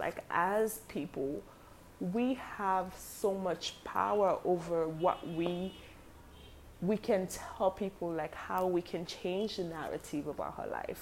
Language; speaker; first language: English; non-native, local second language; French